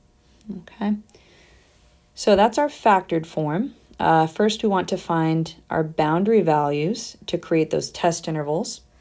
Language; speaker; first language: English; native; English